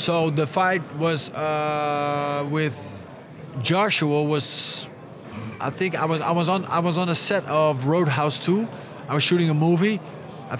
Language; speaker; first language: English; non-native, fluent; Dutch